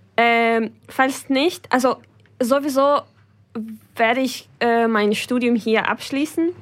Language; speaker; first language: German; non-native, fluent; Ukrainian